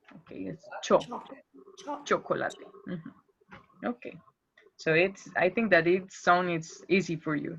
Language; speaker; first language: English; non-native, fluent; Spanish